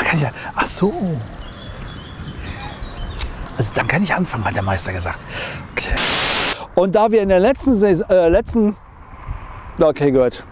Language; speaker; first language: German; native; German